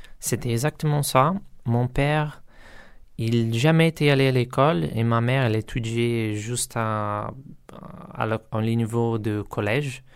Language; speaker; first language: French; non-native, learner; Portuguese